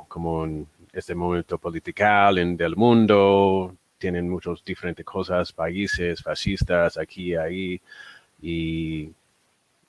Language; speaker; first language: Spanish; non-native, learner; English